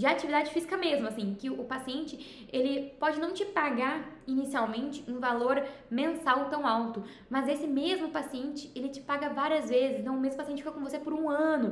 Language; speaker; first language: Portuguese; native; Portuguese